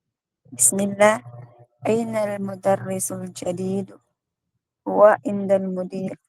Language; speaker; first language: Arabic; non-native, learner; Filipino